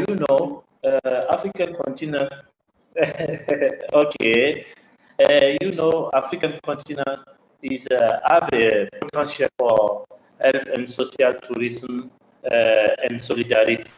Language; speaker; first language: English; non-native, learner; French